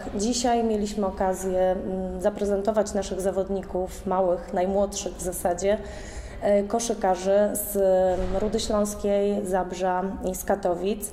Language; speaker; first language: Polish; native; Polish